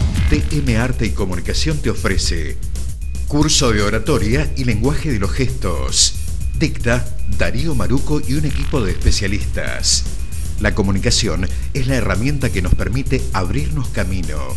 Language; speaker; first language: Spanish; native; Spanish